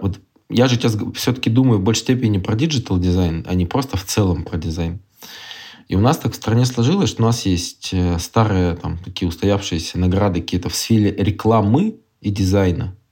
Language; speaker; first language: Russian; native; Russian